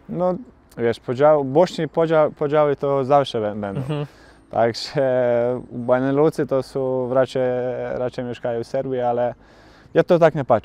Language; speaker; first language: Polish; non-native, learner; Bosnian